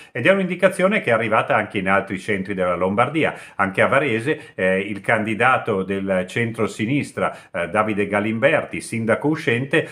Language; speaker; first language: Italian; native; Italian